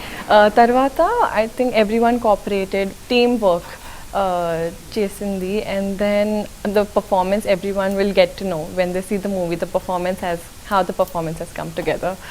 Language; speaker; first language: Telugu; non-native, local second language; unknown